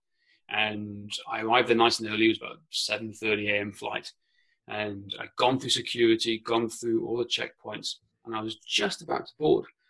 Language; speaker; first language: English; non-native, local second language; Welsh